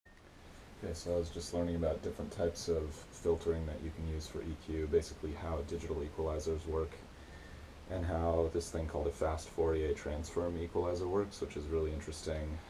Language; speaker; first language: English; native; English